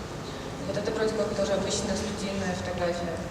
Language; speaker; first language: Russian; native; Russian